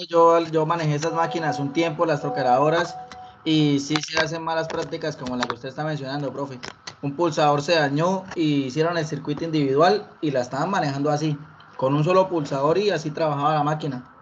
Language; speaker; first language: Spanish; native; Spanish